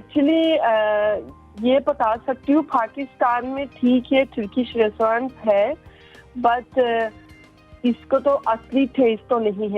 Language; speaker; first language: Hindi; non-native, fluent; Turkish